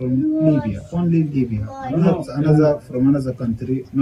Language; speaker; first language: English; non-native, learner; Arabic